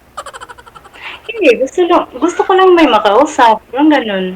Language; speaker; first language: Filipino; non-native, local second language; Cebuano